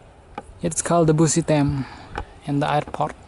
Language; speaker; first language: English; non-native, learner; Indonesian